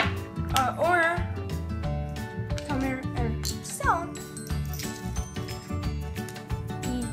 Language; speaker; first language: Spanish; non-native, learner; English